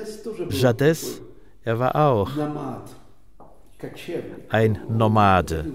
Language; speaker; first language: German; non-native, fluent; Russian